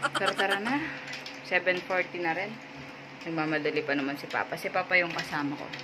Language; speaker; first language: Filipino; non-native, local second language; Pampanga